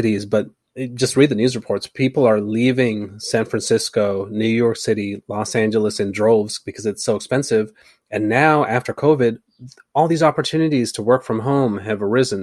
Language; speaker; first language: English; native; English